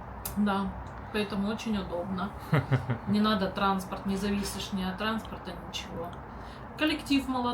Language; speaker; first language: Russian; native; Russian